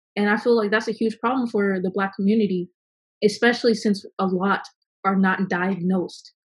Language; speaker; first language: English; native; English